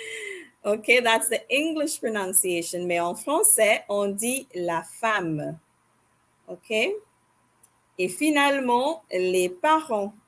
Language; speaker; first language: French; non-native, fluent; English